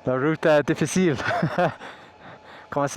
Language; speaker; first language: Spanish; non-native, learner; English